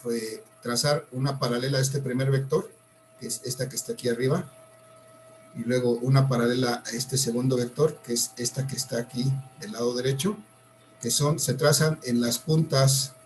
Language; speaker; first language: Spanish; native; Spanish